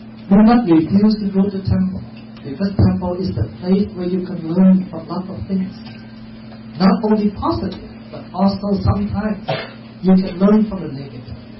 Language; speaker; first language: English; non-native, fluent; Vietnamese